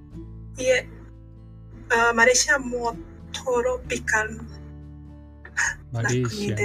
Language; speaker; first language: Japanese; non-native, learner; Malay